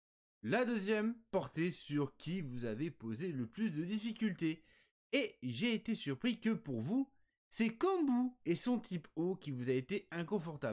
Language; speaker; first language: French; native; French